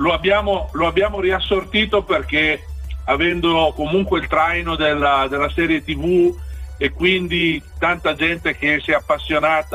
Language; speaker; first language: Italian; native; Italian